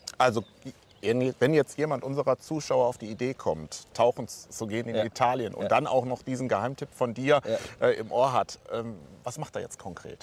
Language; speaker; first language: German; native; German